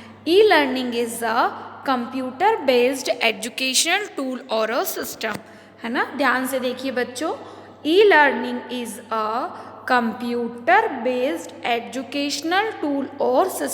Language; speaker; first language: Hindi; native; Hindi